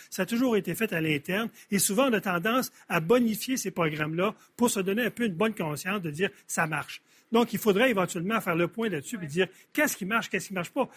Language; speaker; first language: French; native; French